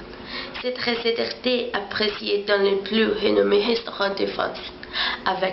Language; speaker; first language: French; non-native, learner; Portuguese